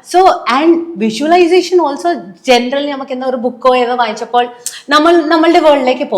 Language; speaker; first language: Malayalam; non-native, local second language; Telugu